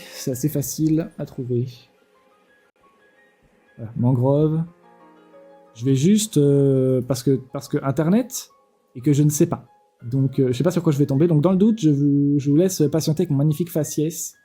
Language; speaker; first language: French; native; French